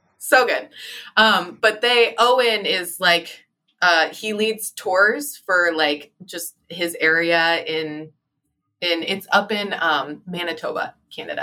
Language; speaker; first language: English; native; English